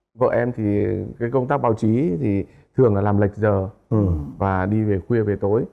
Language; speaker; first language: Vietnamese; native; Vietnamese